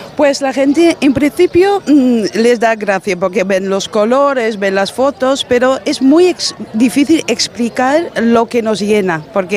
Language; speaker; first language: Spanish; non-native, fluent; Dutch